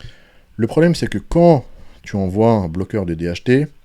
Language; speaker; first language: French; native; French